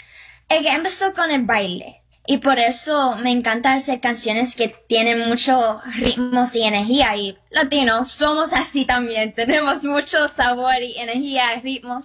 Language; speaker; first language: Spanish; early bilingual, heritage; English